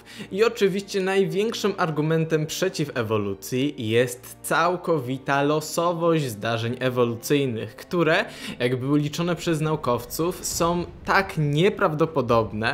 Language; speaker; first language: Polish; native; Polish